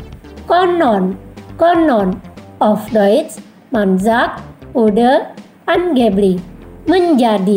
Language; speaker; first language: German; non-native, fluent; Indonesian